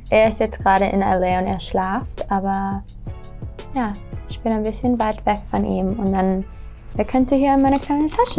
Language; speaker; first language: German; early bilingual, heritage; English